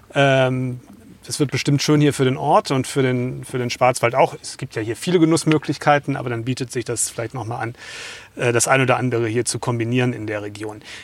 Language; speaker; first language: German; native; German